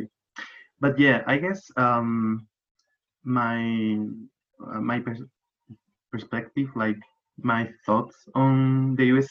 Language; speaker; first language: English; non-native, fluent; Spanish